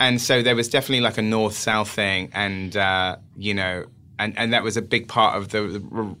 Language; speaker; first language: English; native; English